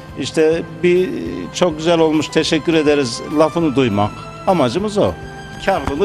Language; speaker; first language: Turkish; native; Turkish